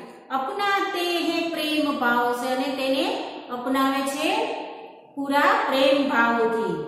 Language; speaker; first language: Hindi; non-native, local second language; Gujarati